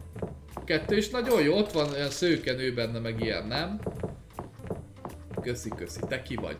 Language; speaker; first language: Hungarian; native; Hungarian